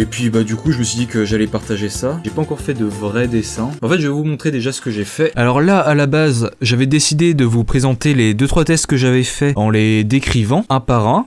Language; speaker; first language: French; native; French